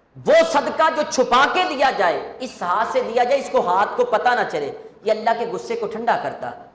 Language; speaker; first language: Urdu; non-native, local second language; Punjabi